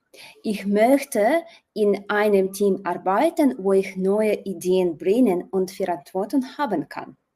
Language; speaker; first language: German; non-native, learner; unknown